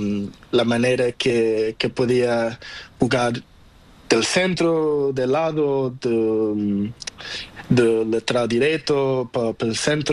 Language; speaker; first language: Spanish; non-native, learner; Portuguese